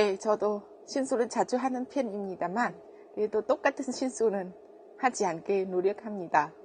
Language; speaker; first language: Korean; non-native, fluent; Vietnamese